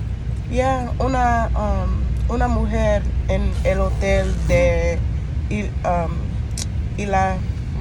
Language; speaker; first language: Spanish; non-native, learner; English